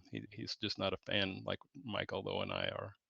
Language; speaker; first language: English; native; English